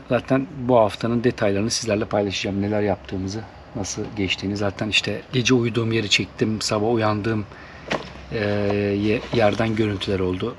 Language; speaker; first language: Turkish; native; Turkish